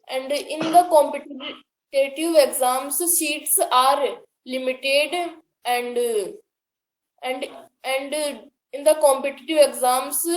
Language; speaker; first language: English; non-native, learner; Hindi